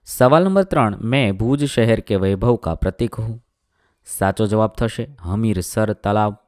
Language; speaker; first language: Hindi; non-native, local second language; Gujarati